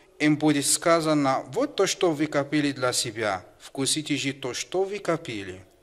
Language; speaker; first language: Russian; non-native, fluent; Arabic